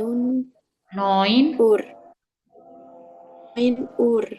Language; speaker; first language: German; non-native, learner; Indonesian